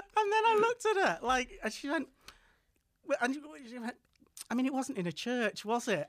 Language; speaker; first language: English; native; English